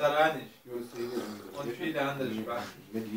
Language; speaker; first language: German; non-native, learner; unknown